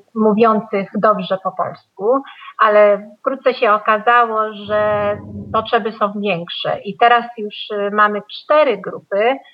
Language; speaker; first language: Polish; early bilingual, heritage; Polish